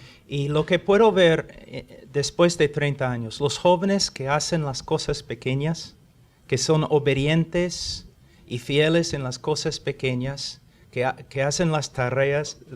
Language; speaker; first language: Spanish; non-native, fluent; English